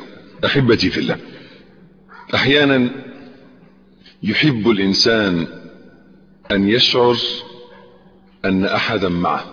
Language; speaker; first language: Arabic; native; Arabic